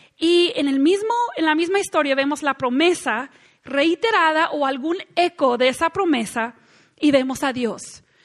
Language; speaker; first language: Spanish; non-native, fluent; English